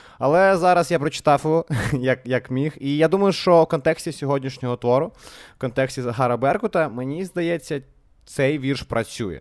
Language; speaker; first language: Ukrainian; non-native, local second language; Russian